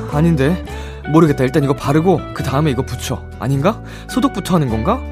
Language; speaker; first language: Korean; native; Korean